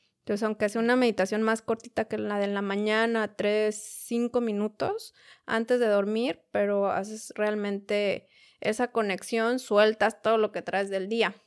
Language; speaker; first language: Spanish; native; Spanish